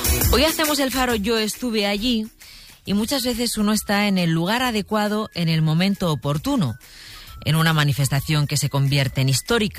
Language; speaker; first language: Spanish; native; Spanish